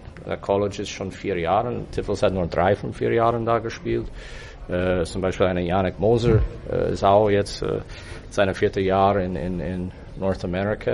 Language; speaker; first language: German; non-native, fluent; English